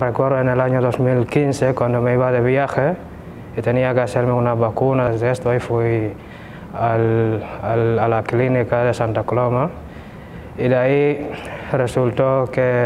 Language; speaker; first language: Spanish; non-native, fluent; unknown